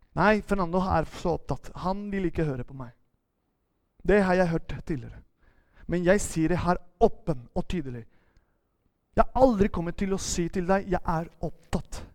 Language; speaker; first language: Norwegian; non-native, fluent; Spanish